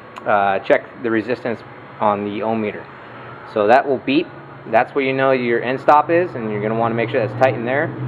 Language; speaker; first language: English; native; English